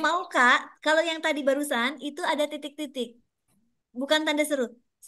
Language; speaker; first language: Indonesian; native; Indonesian